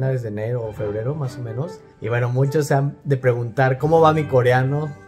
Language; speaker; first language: Spanish; native; Spanish